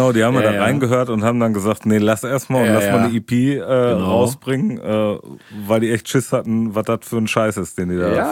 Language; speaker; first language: German; native; German